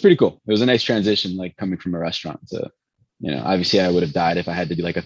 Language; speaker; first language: English; early bilingual, other home language; Spanish